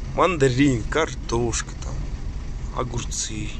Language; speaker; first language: Russian; non-native, local second language; Kazakh